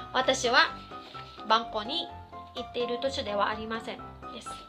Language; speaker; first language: Japanese; non-native, fluent; Cebuano